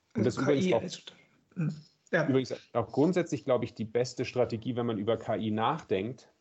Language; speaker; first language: German; native; German